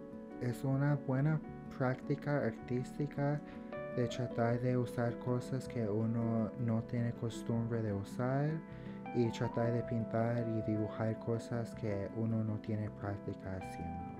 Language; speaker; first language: Spanish; early bilingual, heritage; English